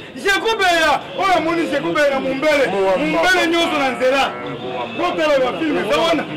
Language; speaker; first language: Lingala; native; Lingala